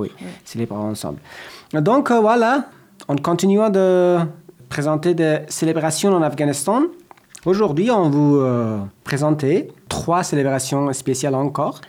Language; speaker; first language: French; non-native, learner; Persian